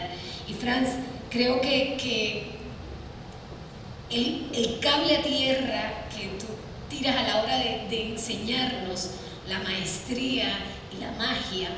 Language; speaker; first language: Spanish; native; Spanish